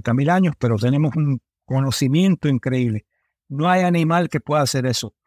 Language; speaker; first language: Spanish; early bilingual, heritage; Spanish